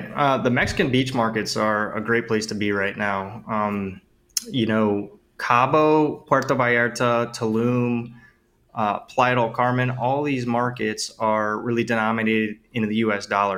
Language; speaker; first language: English; native; English